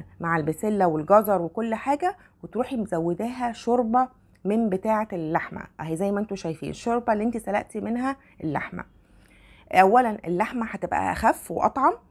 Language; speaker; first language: Arabic; native; Arabic